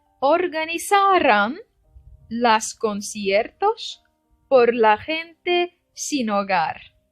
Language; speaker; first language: Spanish; non-native, fluent; Turkish